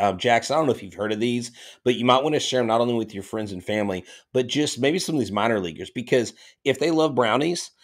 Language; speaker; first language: English; native; English